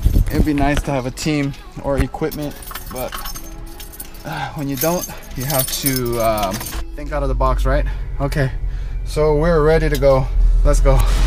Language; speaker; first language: English; native; English